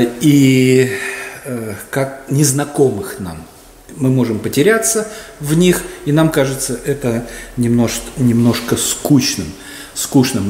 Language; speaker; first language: Russian; native; Russian